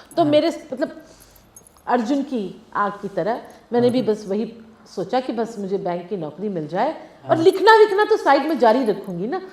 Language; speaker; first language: Hindi; non-native, local second language; Tamil